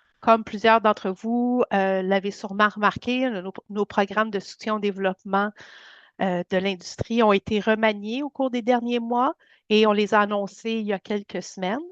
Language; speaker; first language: French; native; French